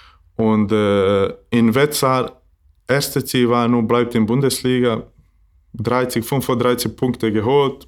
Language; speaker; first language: German; non-native, learner; Bosnian